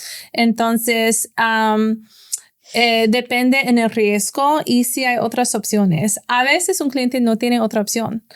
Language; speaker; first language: Spanish; non-native, fluent; English